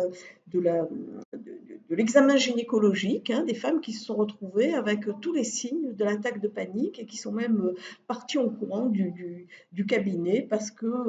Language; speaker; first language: French; native; French